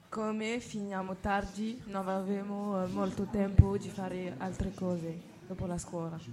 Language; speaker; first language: Italian; non-native, learner; French